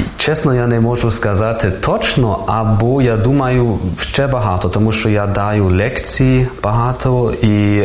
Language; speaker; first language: Ukrainian; non-native, learner; German